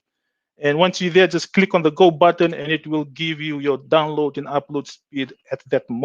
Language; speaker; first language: English; non-native, local second language; Fijian